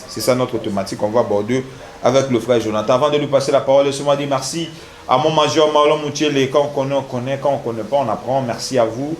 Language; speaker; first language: French; non-native, local second language; Lingala